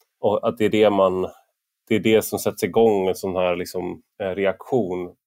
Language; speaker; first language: Swedish; native; Swedish